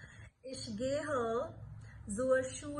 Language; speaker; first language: German; non-native, fluent; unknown